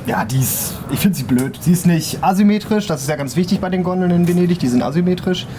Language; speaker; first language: German; native; German